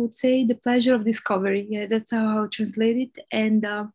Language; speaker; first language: English; non-native, fluent; Italian